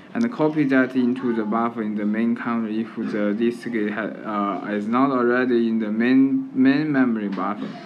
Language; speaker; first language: English; non-native, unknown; Chinese